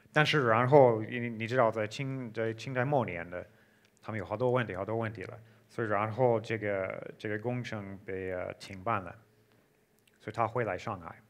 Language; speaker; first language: Chinese; non-native, fluent; English